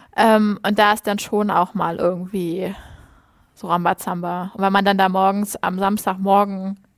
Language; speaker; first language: German; native; German